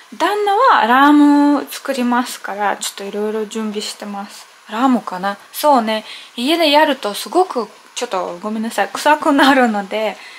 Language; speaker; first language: Japanese; non-native, fluent; Russian